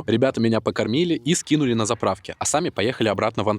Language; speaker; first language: Russian; native; Russian